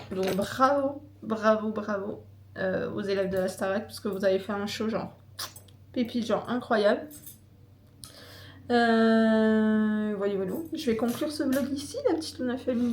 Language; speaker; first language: French; native; French